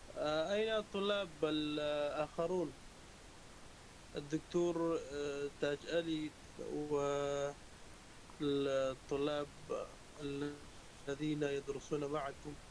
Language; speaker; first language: Arabic; non-native, fluent; Urdu